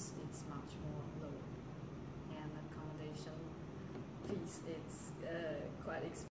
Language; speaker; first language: English; non-native, learner; Chinese